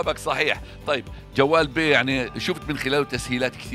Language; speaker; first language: Arabic; native; Arabic